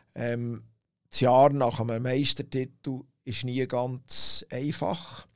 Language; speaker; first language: German; native; German